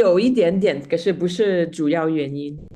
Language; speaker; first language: Chinese; non-native, fluent; French